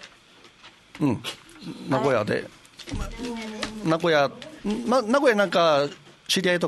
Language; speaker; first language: Japanese; native; Japanese